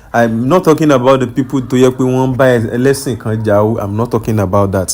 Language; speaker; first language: English; non-native, local second language; Yoruba